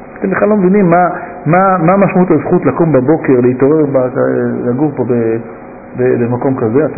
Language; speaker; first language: Hebrew; native; Hebrew